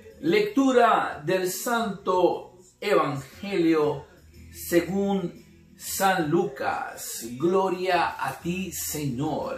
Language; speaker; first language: Spanish; native; Spanish